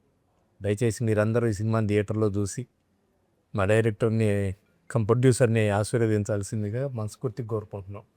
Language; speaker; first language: Telugu; native; Telugu